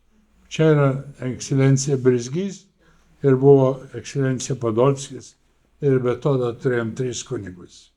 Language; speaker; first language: Lithuanian; native; Lithuanian